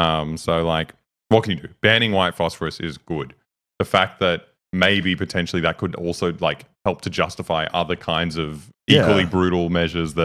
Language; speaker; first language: English; native; English